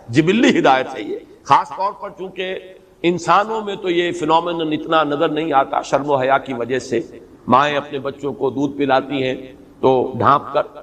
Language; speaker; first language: Urdu; native; Urdu